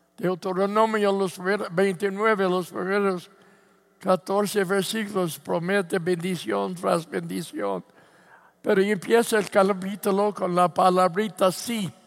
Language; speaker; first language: Spanish; non-native, fluent; English